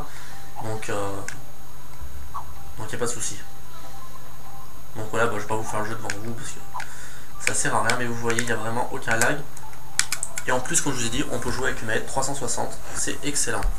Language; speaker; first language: French; native; French